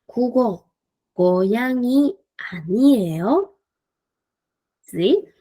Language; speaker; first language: Korean; non-native, fluent; Spanish